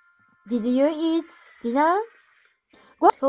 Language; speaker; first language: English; non-native, learner; Japanese